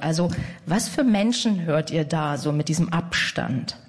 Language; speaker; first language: German; native; German